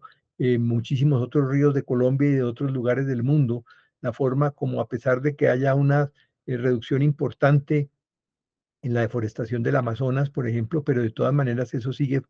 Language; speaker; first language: Spanish; native; Spanish